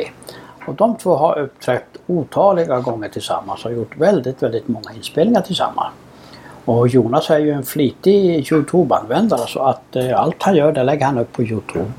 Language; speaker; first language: Swedish; native; Swedish